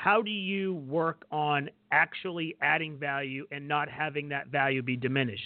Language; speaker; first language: English; native; English